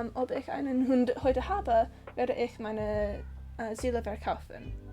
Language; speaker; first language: German; non-native, learner; English